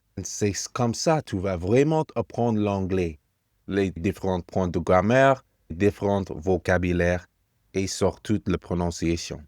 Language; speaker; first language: French; non-native, fluent; English